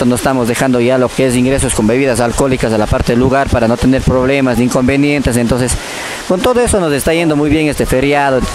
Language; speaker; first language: Spanish; native; Spanish